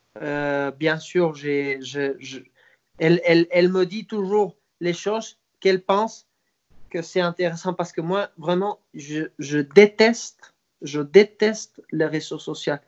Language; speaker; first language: French; non-native, fluent; Spanish